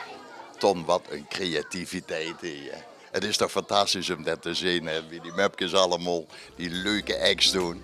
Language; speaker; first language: Dutch; native; Dutch